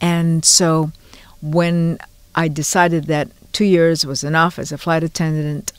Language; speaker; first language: English; native; English